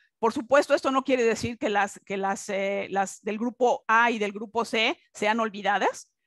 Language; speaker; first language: Spanish; native; Spanish